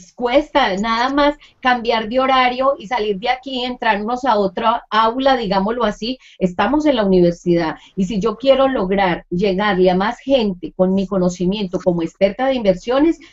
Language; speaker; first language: Spanish; native; Spanish